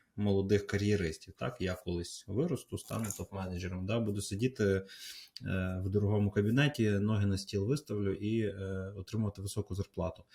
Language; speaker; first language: Ukrainian; native; Ukrainian